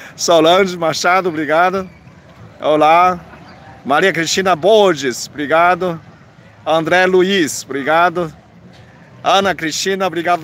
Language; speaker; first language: Portuguese; non-native, fluent; Chinese